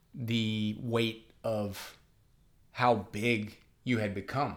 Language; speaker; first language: English; native; English